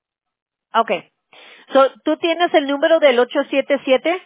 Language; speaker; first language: Spanish; early bilingual, heritage; Spanish